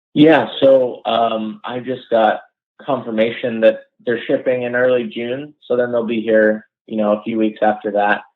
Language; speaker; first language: English; native; English